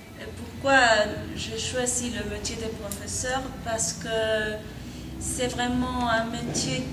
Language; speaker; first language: French; non-native, fluent; Spanish